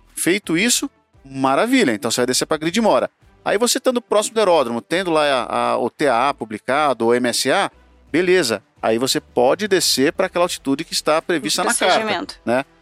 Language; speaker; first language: Portuguese; native; Portuguese